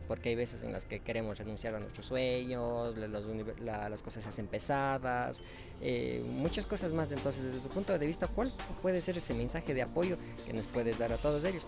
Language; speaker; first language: Spanish; native; Spanish